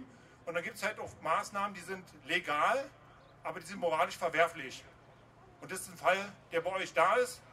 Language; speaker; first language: German; native; German